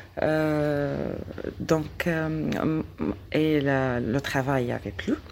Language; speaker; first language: French; non-native, learner; Arabic